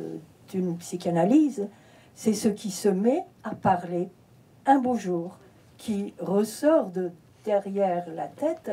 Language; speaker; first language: French; early bilingual, heritage; French